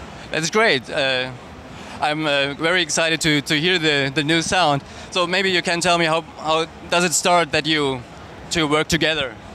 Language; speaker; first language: English; non-native, fluent; German